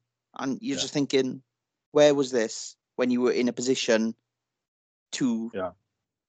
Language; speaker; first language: English; native; English